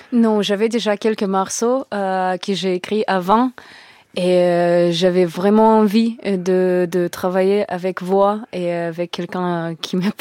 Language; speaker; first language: French; non-native, learner; Russian